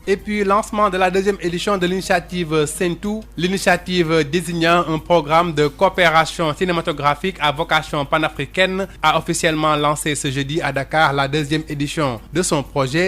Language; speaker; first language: French; non-native, local second language; Wolof